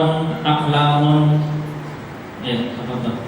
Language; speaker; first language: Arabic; non-native, fluent; Indonesian